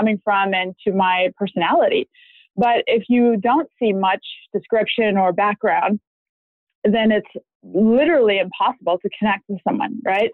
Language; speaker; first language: English; non-native, fluent; German